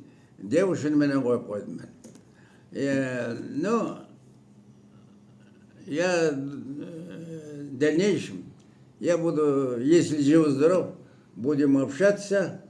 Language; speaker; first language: Russian; non-native, local second language; Kyrgyz